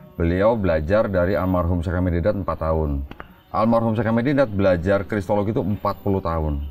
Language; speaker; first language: Indonesian; native; Indonesian